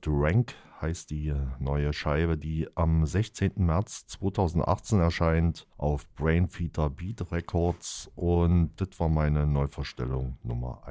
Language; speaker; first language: German; native; German